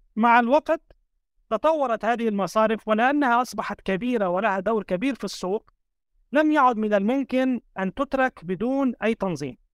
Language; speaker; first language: Arabic; native; Arabic